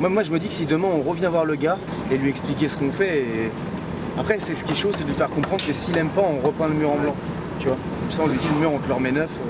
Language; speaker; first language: French; native; French